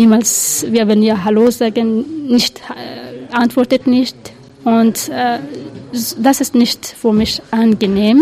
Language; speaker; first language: German; non-native, learner; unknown